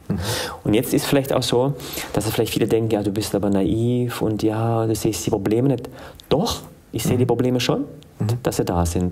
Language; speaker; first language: German; early bilingual, other home language; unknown